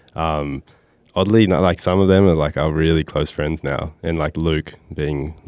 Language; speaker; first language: English; native; English